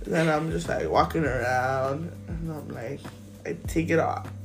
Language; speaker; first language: English; early bilingual, other home language; Spanish